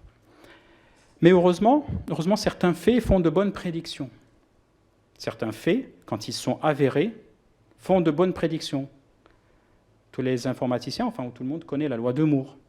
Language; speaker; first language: French; non-native, local second language; Arabic